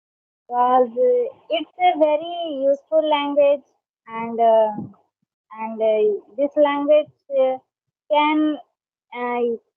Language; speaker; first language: English; non-native, learner; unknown